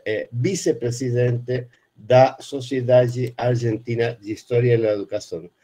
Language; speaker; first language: Portuguese; non-native, fluent; Spanish